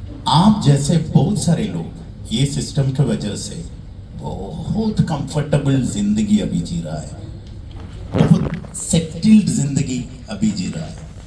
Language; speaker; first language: Hindi; non-native, learner; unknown